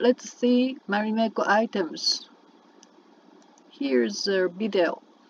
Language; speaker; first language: English; non-native, learner; Japanese